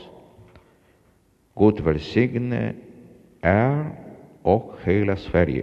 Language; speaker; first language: Swedish; non-native, learner; Polish